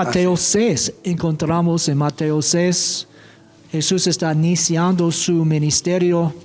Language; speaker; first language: Spanish; non-native, fluent; English